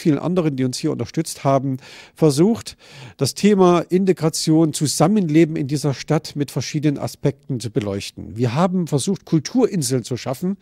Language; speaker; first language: German; native; German